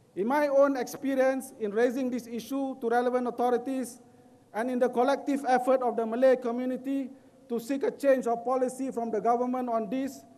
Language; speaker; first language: English; non-native, local second language; Malay